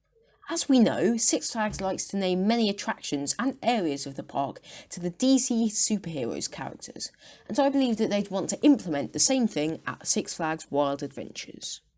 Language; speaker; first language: English; native; English